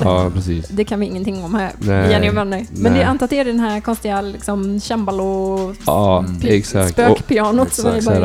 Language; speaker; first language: Swedish; native; Swedish